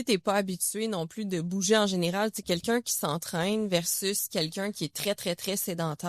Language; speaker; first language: French; native; French